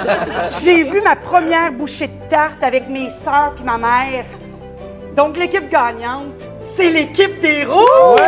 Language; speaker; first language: French; native; French